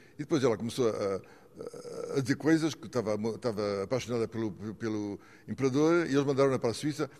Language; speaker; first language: Portuguese; native; Portuguese